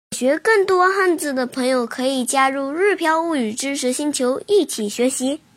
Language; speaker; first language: Chinese; early bilingual, heritage; Chinese